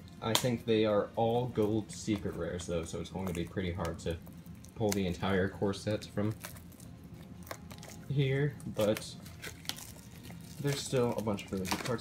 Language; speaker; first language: English; native; English